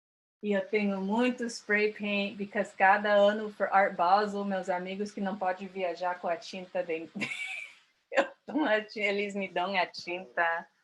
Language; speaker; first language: Portuguese; early bilingual, heritage; Portuguese